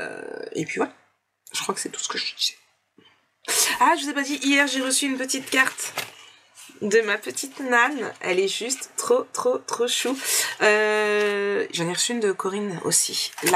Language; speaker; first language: French; native; French